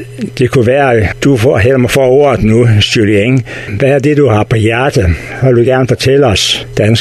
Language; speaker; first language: Danish; native; Danish